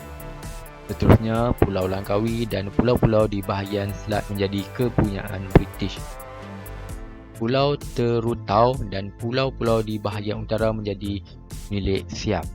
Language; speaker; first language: Malay; native; Malay